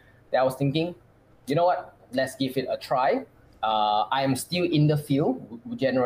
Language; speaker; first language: English; non-native, local second language; Chinese